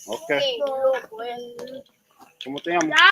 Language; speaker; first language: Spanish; non-native, learner; English